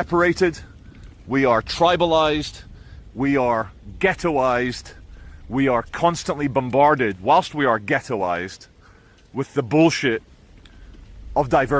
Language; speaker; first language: English; native; English